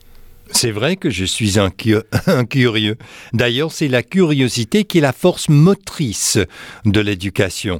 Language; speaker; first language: French; non-native, fluent; English